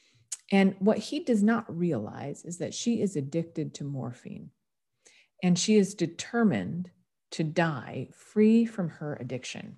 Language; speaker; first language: English; native; English